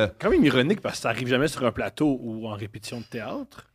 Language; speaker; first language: French; native; French